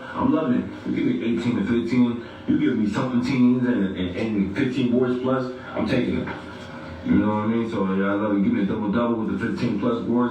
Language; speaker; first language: English; native; English